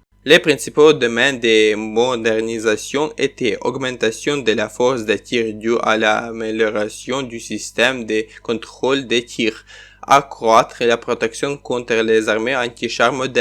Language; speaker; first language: French; non-native, learner; Ukrainian